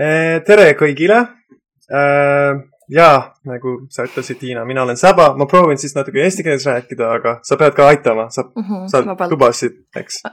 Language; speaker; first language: Estonian; non-native, fluent; Persian